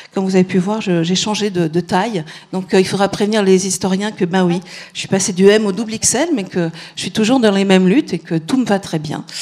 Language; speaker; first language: French; native; French